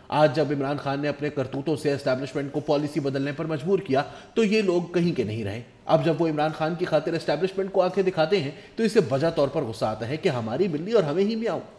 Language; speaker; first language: Urdu; non-native, local second language; Pashto